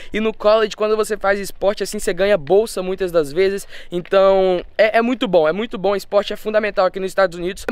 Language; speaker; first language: Portuguese; early bilingual, heritage; Portuguese